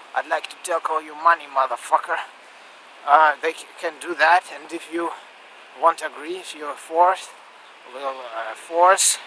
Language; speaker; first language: English; non-native, learner; Russian